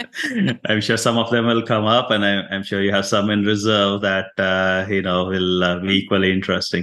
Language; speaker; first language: English; non-native, local second language; Tamil